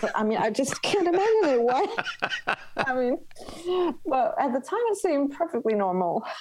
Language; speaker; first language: English; non-native, fluent; Danish